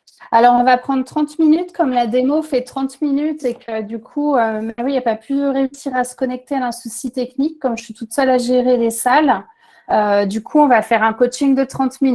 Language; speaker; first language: French; native; French